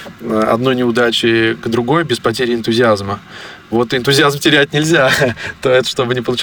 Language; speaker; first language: Russian; native; Russian